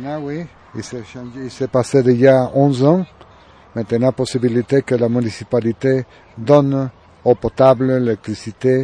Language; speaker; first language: French; non-native, learner; Spanish